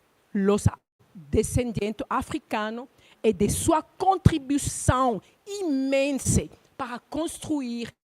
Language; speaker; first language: Portuguese; non-native, learner; Luba-Lulua